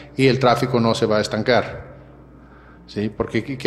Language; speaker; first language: Spanish; early bilingual, heritage; Spanish